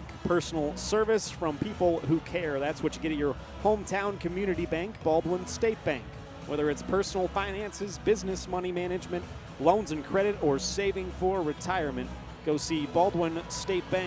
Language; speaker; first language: English; native; English